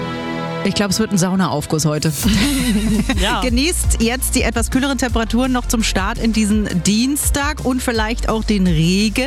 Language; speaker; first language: German; native; German